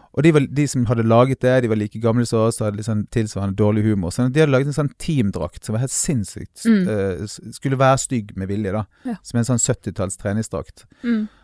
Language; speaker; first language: Norwegian; native; Norwegian